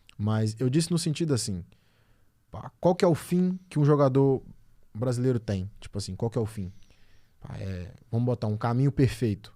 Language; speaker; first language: Portuguese; native; Portuguese